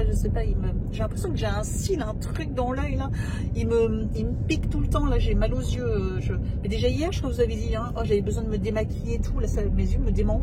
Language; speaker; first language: French; native; French